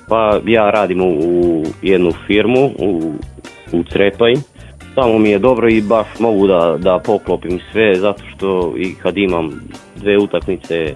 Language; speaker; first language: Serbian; non-native, local second language; Hungarian